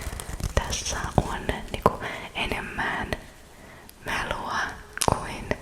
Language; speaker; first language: Finnish; non-native, fluent; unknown